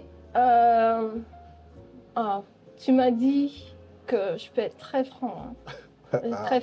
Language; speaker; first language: French; non-native, local second language; Dutch